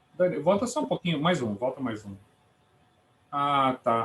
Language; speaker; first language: Portuguese; native; Portuguese